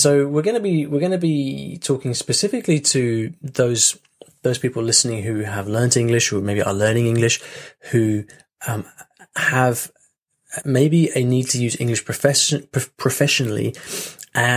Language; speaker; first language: English; native; English